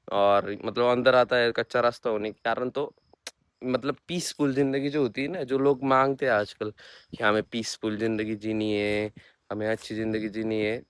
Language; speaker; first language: Hindi; non-native, local second language; Marathi